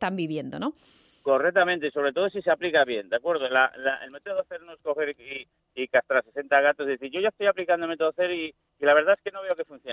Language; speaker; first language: Spanish; native; Spanish